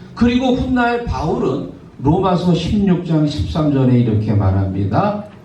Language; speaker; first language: Korean; native; Korean